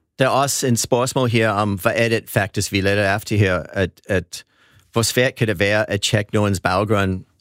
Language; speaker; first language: Danish; non-native, fluent; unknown